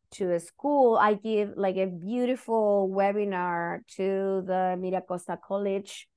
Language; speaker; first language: English; non-native, fluent; Spanish